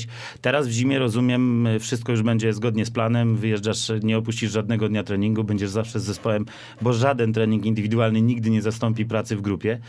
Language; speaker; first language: Polish; native; Polish